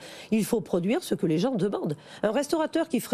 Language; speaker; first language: French; native; French